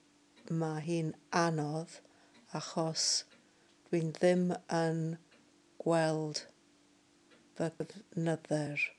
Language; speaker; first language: Welsh; non-native, learner; English